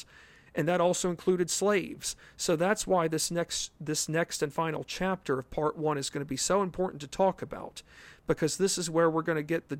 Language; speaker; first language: English; native; English